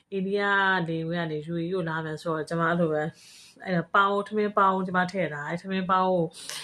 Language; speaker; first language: Burmese; native; Burmese